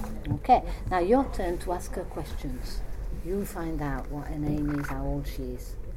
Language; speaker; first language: English; native; English